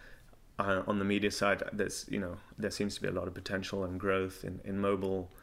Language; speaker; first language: English; native; English